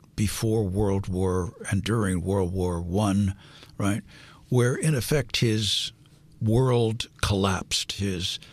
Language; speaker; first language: English; native; English